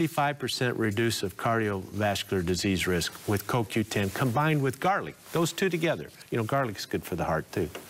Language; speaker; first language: English; native; English